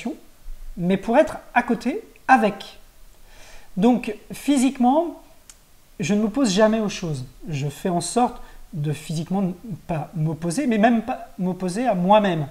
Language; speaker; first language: French; native; French